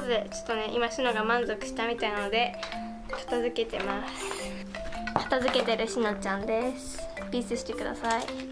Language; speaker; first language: Japanese; native; Japanese